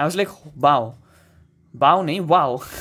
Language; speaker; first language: English; non-native, local second language; Hindi